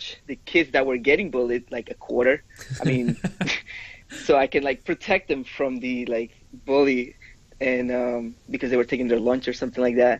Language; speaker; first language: English; non-native, fluent; Spanish